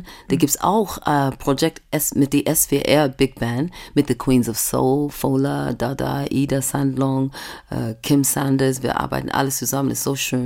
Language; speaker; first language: German; non-native, fluent; English